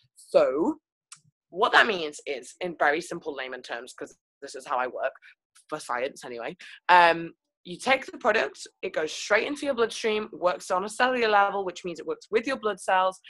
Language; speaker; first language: English; native; English